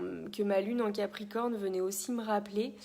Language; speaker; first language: French; native; French